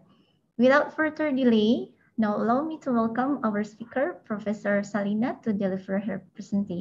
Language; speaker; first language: English; non-native, fluent; Indonesian